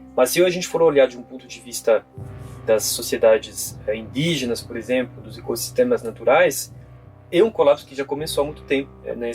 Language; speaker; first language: Portuguese; non-native, fluent; French